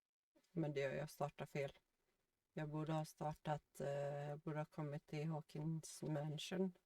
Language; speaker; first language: Swedish; native; Swedish